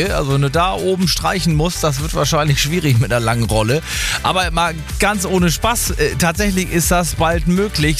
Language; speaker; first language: German; native; German